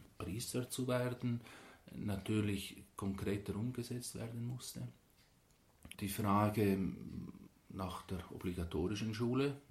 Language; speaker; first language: German; non-native, local second language; Italian